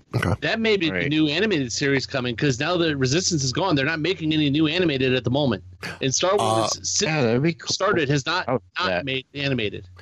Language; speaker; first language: English; native; English